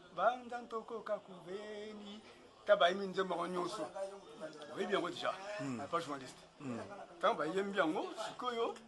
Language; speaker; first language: Lingala; non-native, local second language; Kongo